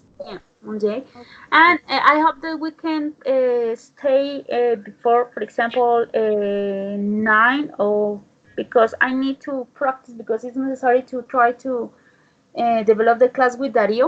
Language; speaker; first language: English; non-native, learner; Spanish